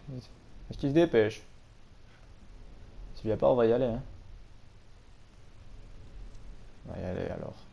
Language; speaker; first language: French; native; French